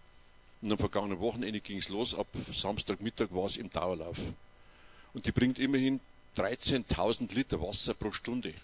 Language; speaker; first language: German; native; German